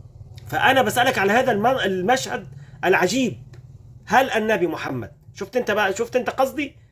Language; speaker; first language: Arabic; native; Arabic